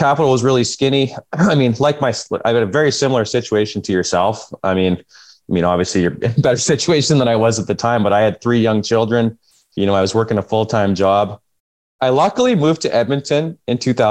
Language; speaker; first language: English; native; English